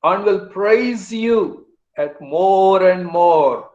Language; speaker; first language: English; non-native, local second language; Telugu